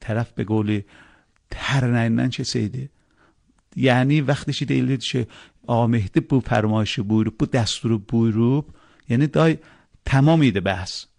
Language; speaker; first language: Persian; non-native, local second language; Azerbaijani